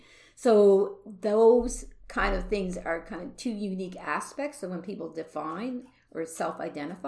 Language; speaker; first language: English; native; English